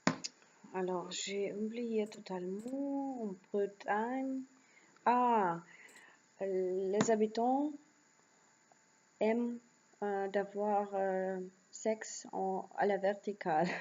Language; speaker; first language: French; non-native, learner; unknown